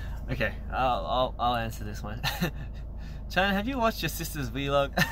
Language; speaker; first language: English; early bilingual, other home language; Korean